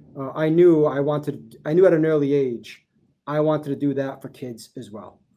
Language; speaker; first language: English; early bilingual, other home language; Portuguese